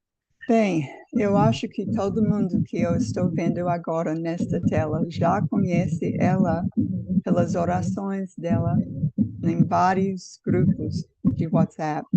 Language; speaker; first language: Portuguese; non-native, fluent; English